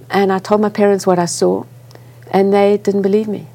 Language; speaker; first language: English; native; English